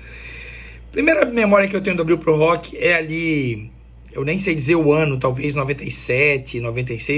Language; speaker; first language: Portuguese; native; Portuguese